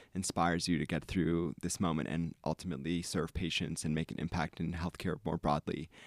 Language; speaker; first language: English; native; English